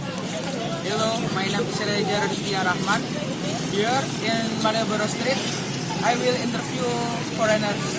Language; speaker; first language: English; non-native, learner; Indonesian